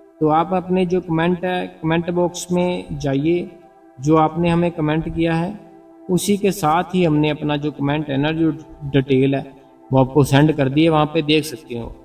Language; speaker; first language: Hindi; non-native, local second language; Punjabi